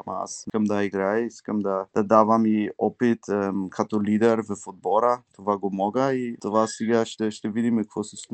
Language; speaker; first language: Bulgarian; early bilingual, heritage; Bulgarian